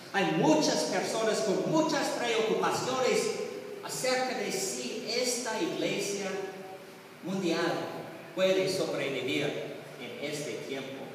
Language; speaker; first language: Spanish; non-native, learner; English